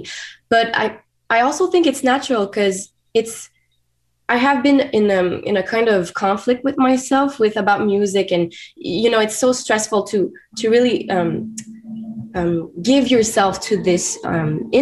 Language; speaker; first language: English; non-native, fluent; French